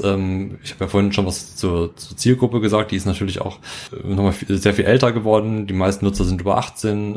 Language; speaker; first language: German; native; German